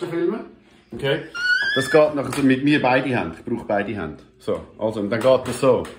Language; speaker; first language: German; native; German